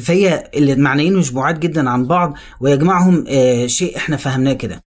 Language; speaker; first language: Arabic; native; Arabic